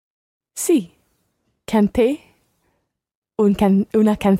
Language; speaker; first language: Spanish; non-native, learner; English